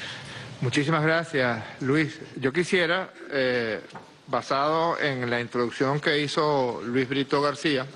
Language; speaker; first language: Spanish; native; Spanish